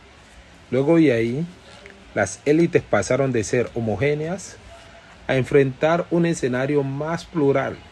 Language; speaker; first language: Spanish; native; Spanish